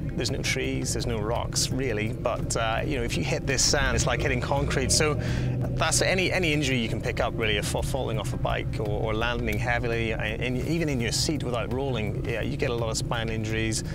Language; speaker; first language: English; native; English